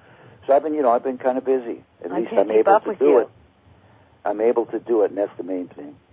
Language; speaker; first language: English; native; English